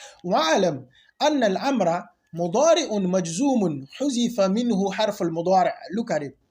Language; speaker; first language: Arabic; non-native, fluent; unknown